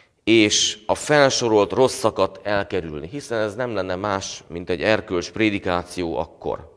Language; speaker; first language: Hungarian; native; Hungarian